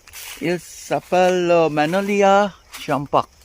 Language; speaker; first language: French; non-native, fluent; Bangla